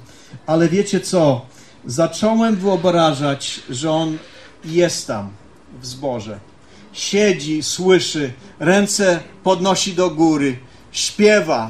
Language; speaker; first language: Polish; early bilingual, heritage; Polish